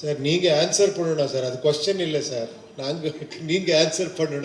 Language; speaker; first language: Tamil; non-native, learner; Kannada